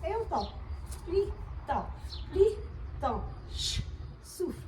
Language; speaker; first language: French; native; French